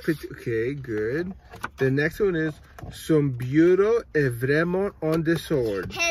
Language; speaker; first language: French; non-native, learner; English